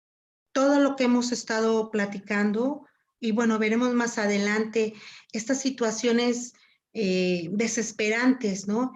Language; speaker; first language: Spanish; native; Spanish